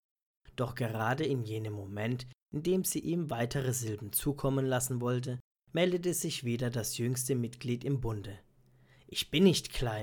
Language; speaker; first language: German; native; German